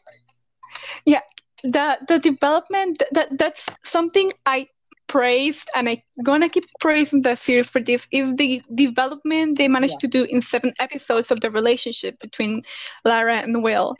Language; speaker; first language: English; non-native, fluent; Spanish